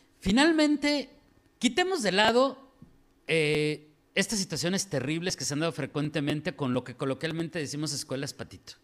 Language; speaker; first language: Spanish; native; Spanish